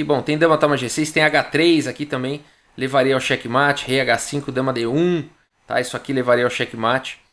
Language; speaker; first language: Portuguese; native; Portuguese